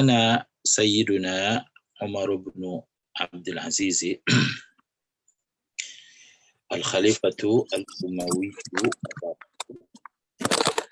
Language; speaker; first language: Arabic; non-native, fluent; Indonesian